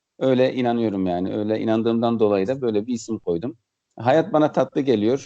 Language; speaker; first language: Turkish; native; Turkish